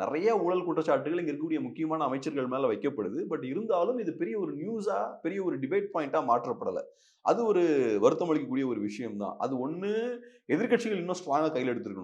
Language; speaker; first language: Tamil; native; Tamil